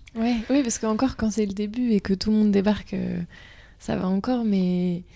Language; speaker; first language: French; native; French